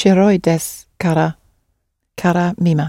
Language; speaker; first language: Japanese; non-native, learner; English